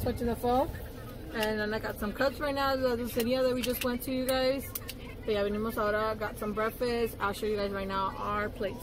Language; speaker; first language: English; early bilingual, other home language; Spanish